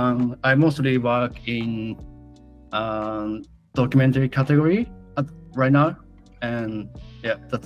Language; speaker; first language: English; non-native, learner; Japanese